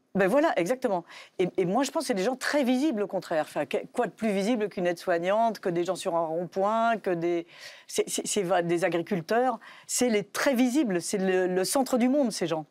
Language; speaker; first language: French; native; French